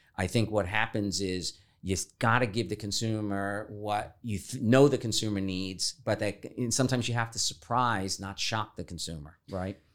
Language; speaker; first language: English; native; English